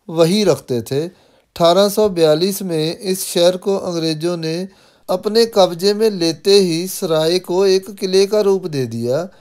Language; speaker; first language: Hindi; non-native, local second language; Punjabi